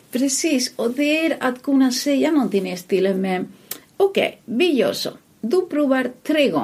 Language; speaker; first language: Swedish; non-native, fluent; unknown